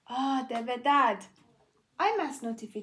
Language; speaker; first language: Spanish; non-native, learner; English